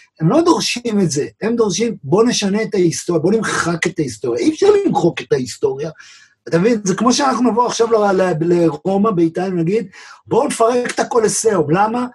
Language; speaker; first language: Hebrew; native; Hebrew